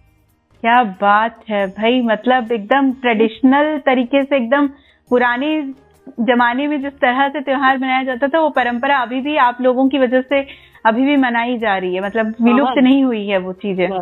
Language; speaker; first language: Hindi; native; Hindi